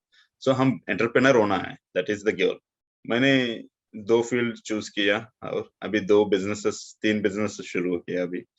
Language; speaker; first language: Hindi; non-native, local second language; Telugu